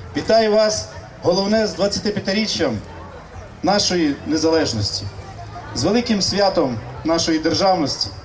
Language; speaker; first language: Ukrainian; native; Ukrainian